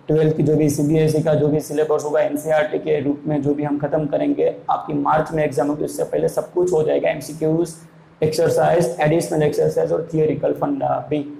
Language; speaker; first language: Hindi; non-native, local second language; Gujarati